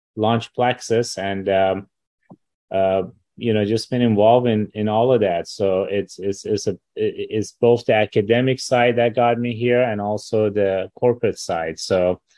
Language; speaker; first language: English; early bilingual, other home language; Persian